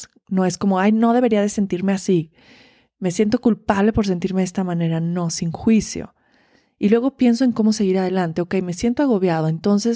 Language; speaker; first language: Spanish; native; Spanish